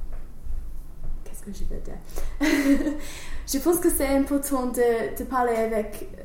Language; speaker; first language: French; non-native, learner; English